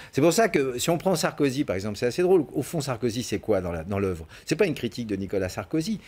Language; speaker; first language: French; native; French